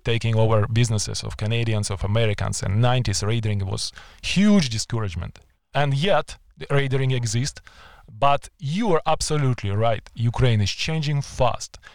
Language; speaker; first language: English; non-native, fluent; Ukrainian